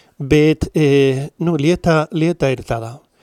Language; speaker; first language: Latvian; non-native, learner; Spanish